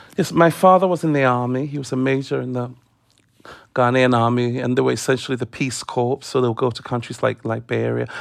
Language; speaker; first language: English; non-native, local second language; Akan